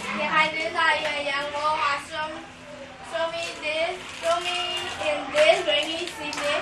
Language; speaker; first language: English; non-native, learner; Burmese